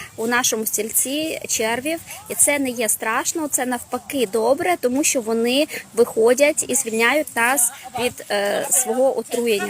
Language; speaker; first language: Ukrainian; non-native, local second language; Russian